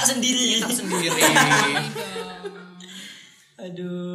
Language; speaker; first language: Indonesian; native; Indonesian